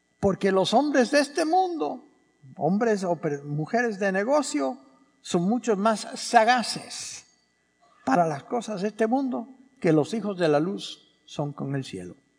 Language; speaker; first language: Spanish; early bilingual, heritage; English